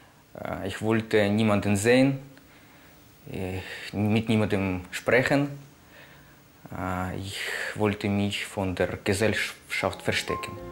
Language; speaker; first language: German; non-native, fluent; Ukrainian